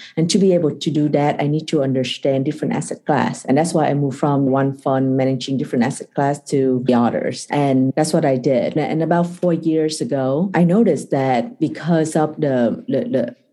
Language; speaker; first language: English; non-native, fluent; Vietnamese